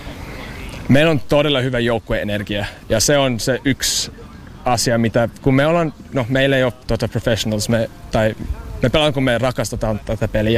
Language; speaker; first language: Finnish; non-native, learner; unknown